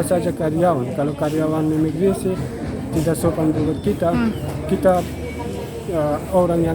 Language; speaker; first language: Indonesian; non-native, learner; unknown